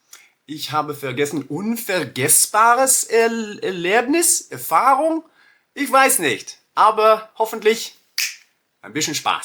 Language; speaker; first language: German; non-native, learner; Norwegian